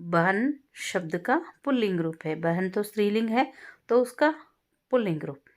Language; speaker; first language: Hindi; non-native, local second language; Kannada